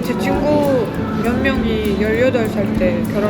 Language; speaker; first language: Korean; non-native, fluent; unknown